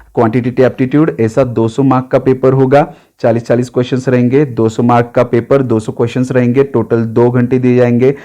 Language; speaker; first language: Hindi; non-native, local second language; Marathi